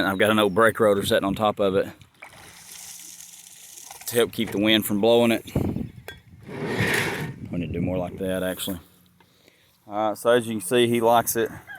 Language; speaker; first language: English; native; English